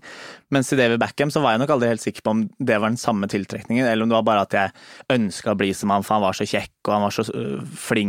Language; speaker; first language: Norwegian; native; Norwegian